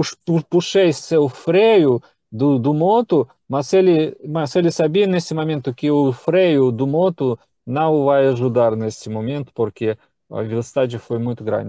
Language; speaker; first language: Portuguese; non-native, learner; Russian